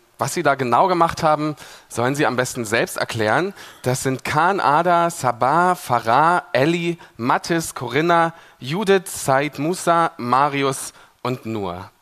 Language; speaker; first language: German; native; German